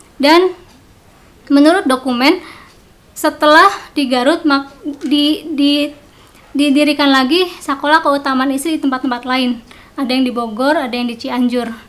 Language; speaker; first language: Indonesian; non-native, local second language; Sundanese